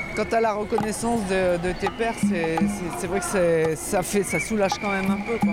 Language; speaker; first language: French; native; French